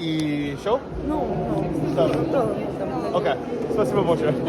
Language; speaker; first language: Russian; non-native, learner; English